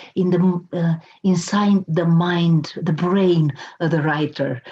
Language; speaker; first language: English; non-native, fluent; Romanian